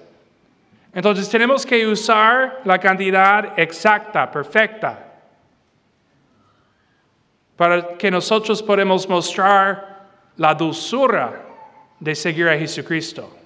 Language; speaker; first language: Spanish; non-native, fluent; English